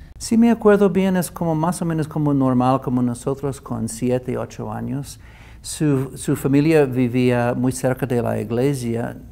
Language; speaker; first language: Spanish; non-native, fluent; English